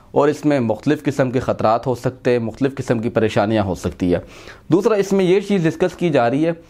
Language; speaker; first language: Urdu; non-native, local second language; Punjabi